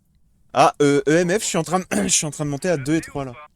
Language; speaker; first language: French; native; French